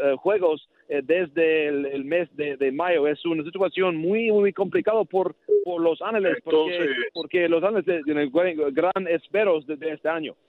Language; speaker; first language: Spanish; non-native, learner; English